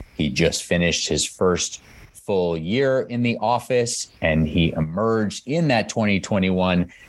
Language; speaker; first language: English; native; English